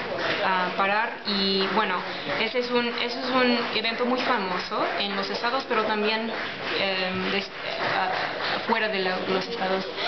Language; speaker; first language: Spanish; non-native, learner; English